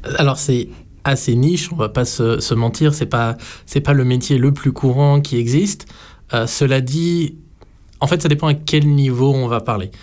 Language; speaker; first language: French; native; French